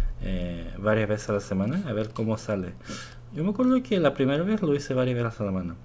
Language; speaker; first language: Spanish; non-native, fluent; Korean